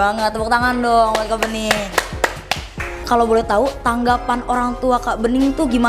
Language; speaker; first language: Indonesian; native; Indonesian